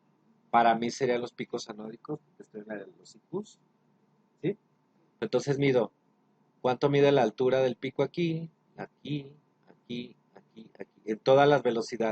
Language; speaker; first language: Spanish; native; Spanish